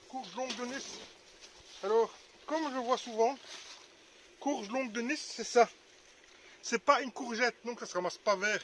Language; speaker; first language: French; native; French